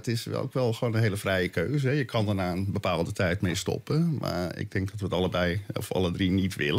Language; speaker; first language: Dutch; native; Dutch